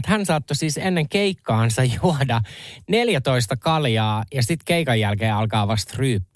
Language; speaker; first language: Finnish; native; Finnish